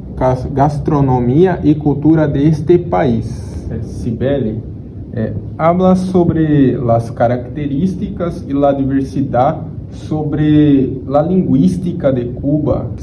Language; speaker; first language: Spanish; non-native, learner; Portuguese